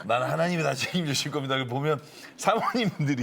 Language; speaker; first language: Korean; native; Korean